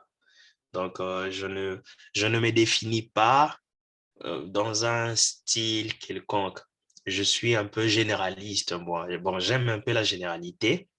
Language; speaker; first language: French; non-native, local second language; Lingala